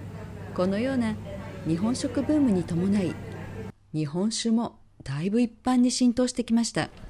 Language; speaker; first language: Japanese; native; Japanese